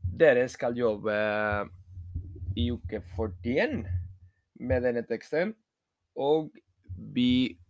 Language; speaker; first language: Norwegian; non-native, learner; Spanish